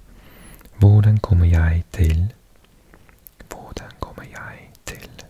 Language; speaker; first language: Danish; non-native, learner; English